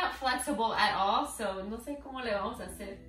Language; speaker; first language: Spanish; early bilingual, heritage; Spanish